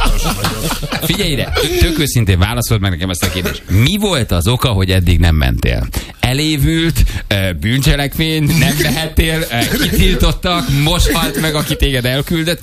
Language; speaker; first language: Hungarian; native; Hungarian